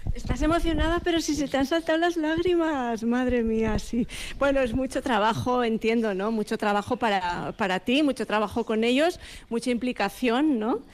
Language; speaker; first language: Spanish; native; Spanish